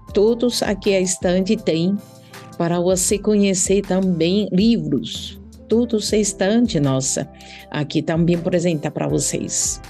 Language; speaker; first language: Portuguese; non-native, learner; Chinese